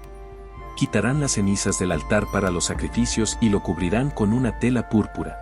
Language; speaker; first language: Spanish; native; Spanish